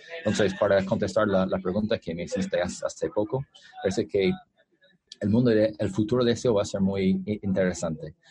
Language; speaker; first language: Spanish; non-native, fluent; English